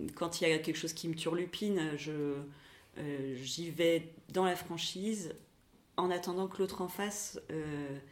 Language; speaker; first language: French; native; French